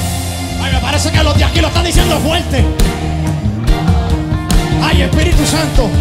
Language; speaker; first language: Spanish; native; Spanish